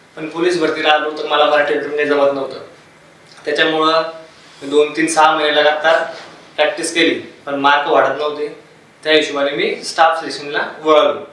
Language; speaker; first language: Marathi; non-native, local second language; Hindi